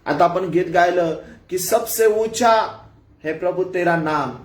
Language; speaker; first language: Hindi; non-native, local second language; Marathi